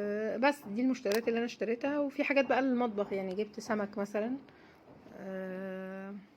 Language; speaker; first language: Arabic; native; Arabic